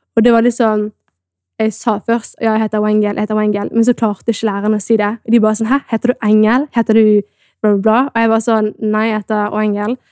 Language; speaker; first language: Norwegian; early bilingual, other home language; Amharic